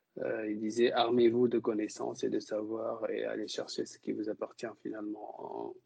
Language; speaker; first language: French; non-native, local second language; Wolof